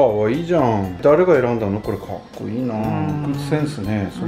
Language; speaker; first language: Japanese; native; Japanese